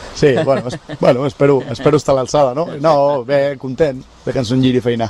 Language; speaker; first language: Catalan; non-native, local second language; Spanish